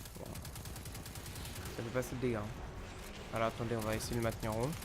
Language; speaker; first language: French; native; French